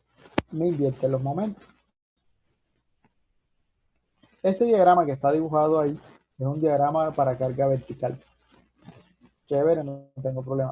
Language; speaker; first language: Spanish; native; Spanish